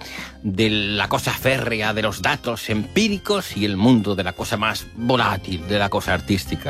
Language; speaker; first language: Spanish; native; Spanish